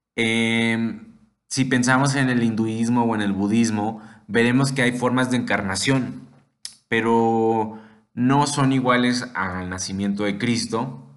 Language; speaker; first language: Spanish; native; Spanish